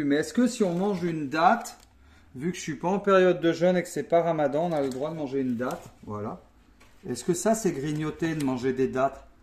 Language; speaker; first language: French; native; French